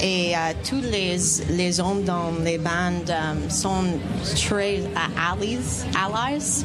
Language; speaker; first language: French; non-native, learner; Spanish